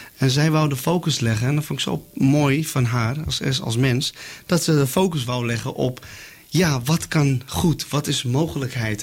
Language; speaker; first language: Dutch; early bilingual, other home language; Kurdish